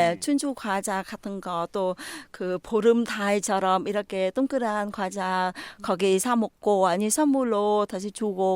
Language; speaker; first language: Korean; non-native, learner; Vietnamese